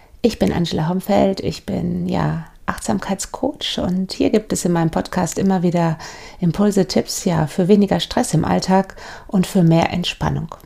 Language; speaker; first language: German; native; German